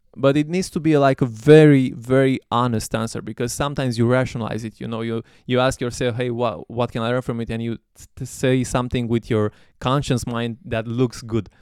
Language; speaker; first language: English; non-native, fluent; Romanian